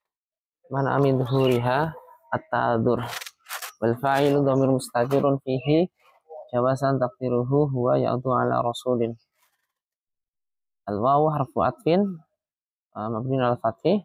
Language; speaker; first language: Arabic; non-native, fluent; Indonesian